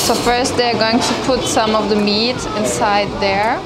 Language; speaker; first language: English; non-native, fluent; German